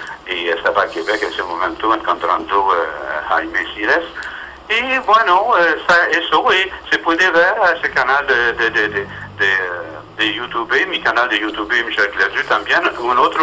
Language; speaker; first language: Spanish; non-native, fluent; French